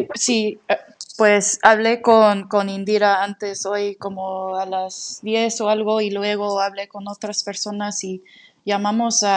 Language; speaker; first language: Spanish; non-native, fluent; English